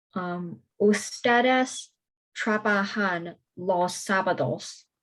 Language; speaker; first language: Spanish; non-native, learner; English